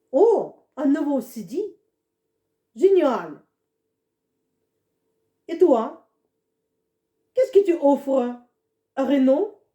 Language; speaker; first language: French; non-native, fluent; Russian